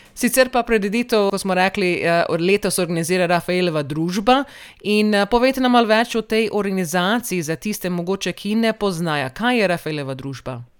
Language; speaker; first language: Slovenian; early bilingual, heritage; Slovenian